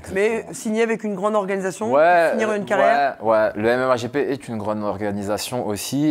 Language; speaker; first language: French; native; French